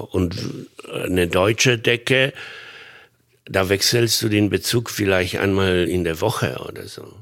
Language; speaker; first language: German; non-native, fluent; Polish